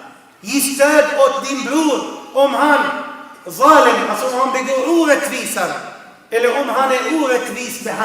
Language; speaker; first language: Swedish; non-native, fluent; Arabic